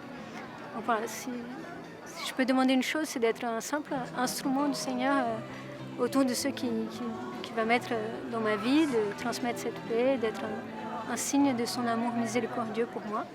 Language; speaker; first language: French; non-native, fluent; Portuguese